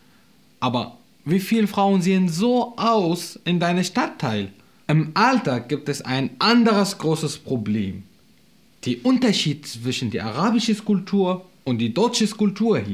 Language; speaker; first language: German; non-native, fluent; Arabic